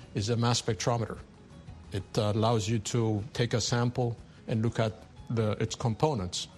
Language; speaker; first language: English; non-native, fluent; Amharic